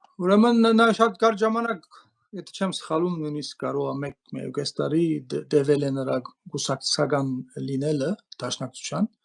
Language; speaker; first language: Armenian; early bilingual, heritage; Armenian